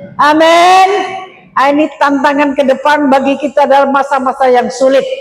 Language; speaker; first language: Indonesian; non-native, local second language; Madurese